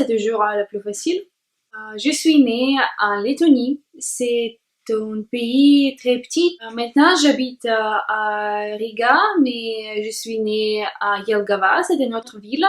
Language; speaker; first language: French; non-native, learner; Russian